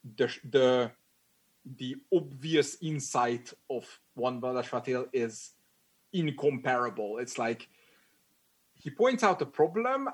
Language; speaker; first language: English; non-native, fluent; Hungarian